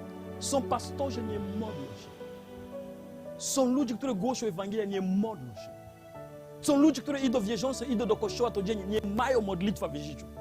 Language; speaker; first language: Polish; non-native, learner; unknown